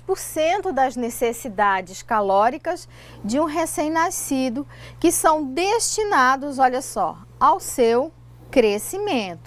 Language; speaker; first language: Portuguese; native; Portuguese